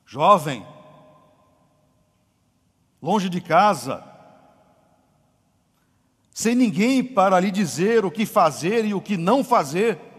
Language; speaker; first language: Portuguese; native; Portuguese